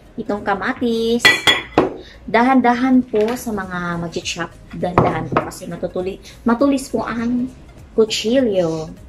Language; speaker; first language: Filipino; non-native, local second language; Cebuano